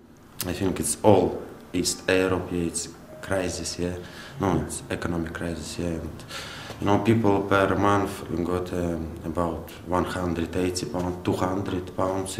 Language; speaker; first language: English; non-native, learner; Russian